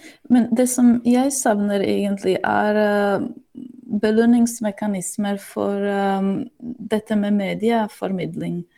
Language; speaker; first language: Norwegian; non-native, fluent; Slovak